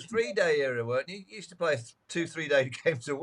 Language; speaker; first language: English; native; English